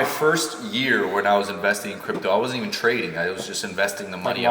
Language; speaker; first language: English; native; English